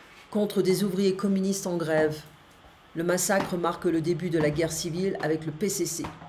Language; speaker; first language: French; native; French